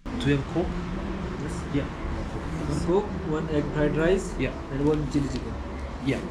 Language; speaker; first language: English; non-native, learner; Korean